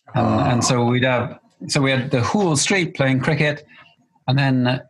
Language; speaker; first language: English; native; English